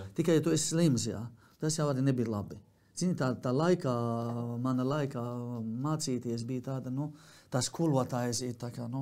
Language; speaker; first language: Latvian; non-native, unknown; Arabic